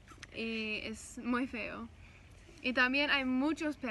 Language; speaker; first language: Spanish; non-native, learner; English